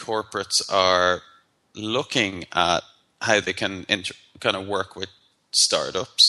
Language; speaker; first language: English; native; English